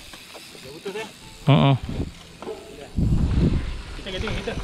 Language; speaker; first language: Malay; native; Malay